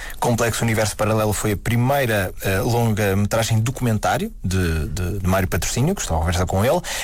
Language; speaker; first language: Portuguese; native; Portuguese